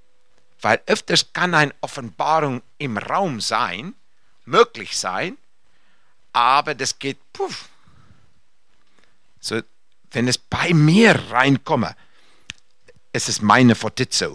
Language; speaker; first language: German; non-native, fluent; English